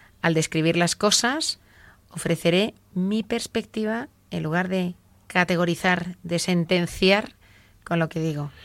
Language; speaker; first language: Spanish; native; Spanish